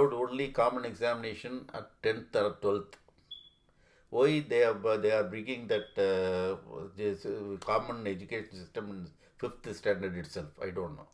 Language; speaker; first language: English; non-native, local second language; Tamil